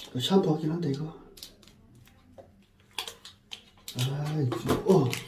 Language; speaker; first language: Korean; native; Korean